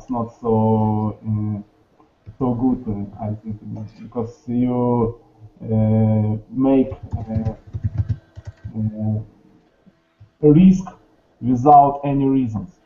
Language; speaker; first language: English; non-native, learner; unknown